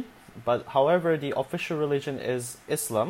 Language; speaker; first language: English; non-native, local second language; Chinese